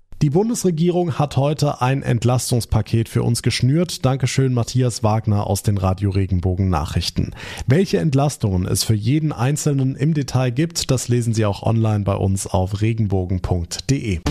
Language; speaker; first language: German; native; German